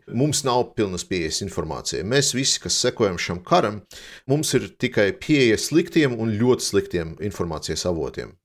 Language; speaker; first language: Latvian; non-native, local second language; Russian